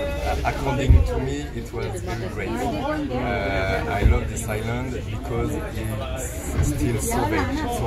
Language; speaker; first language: English; non-native, learner; French